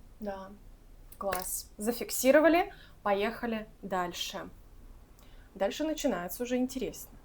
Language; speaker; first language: Russian; native; Russian